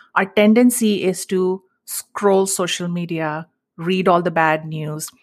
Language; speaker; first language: English; non-native, local second language; Hindi